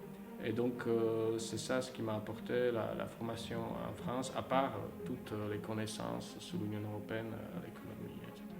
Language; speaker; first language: French; non-native, fluent; Slovak